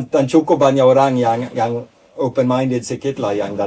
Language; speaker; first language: Indonesian; non-native, fluent; Swedish